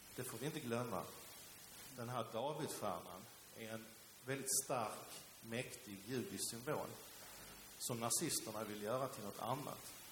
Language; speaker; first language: Swedish; early bilingual, other home language; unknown